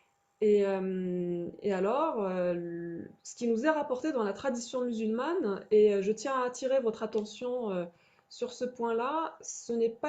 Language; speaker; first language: French; native; French